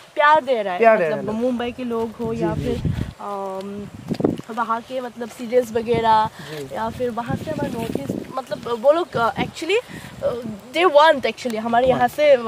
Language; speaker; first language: Hindi; non-native, local second language; Assamese